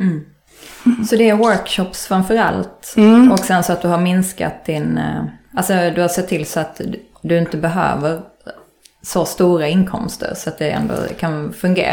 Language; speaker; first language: Swedish; native; Swedish